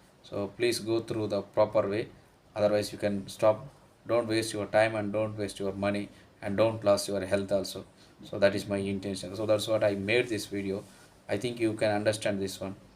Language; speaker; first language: English; non-native, local second language; Telugu